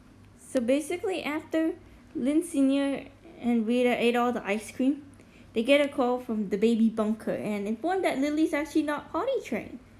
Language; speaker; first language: English; native; English